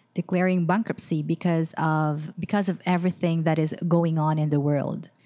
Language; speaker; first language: English; non-native, local second language; Filipino